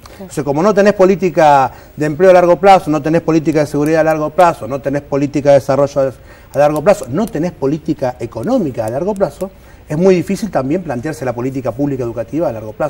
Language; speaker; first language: Spanish; native; Spanish